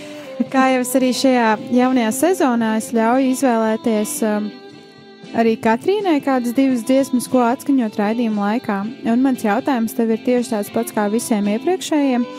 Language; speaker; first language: Latvian; native; Latvian